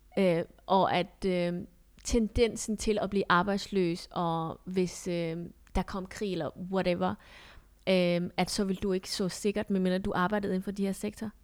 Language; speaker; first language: Danish; early bilingual, other home language; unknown